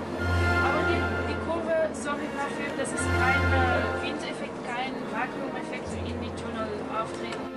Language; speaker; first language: German; non-native, fluent; Norwegian